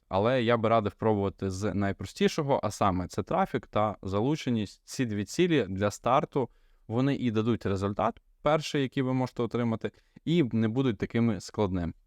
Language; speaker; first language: Ukrainian; non-native, local second language; Russian